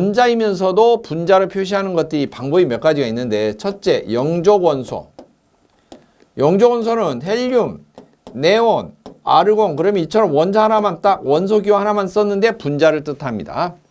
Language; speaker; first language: Korean; native; Korean